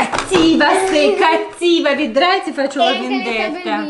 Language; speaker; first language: Italian; early bilingual, other home language; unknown